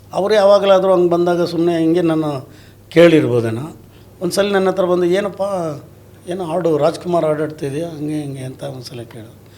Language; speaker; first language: Kannada; non-native, local second language; Telugu